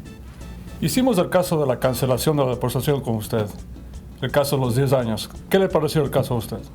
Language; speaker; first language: Spanish; native; Spanish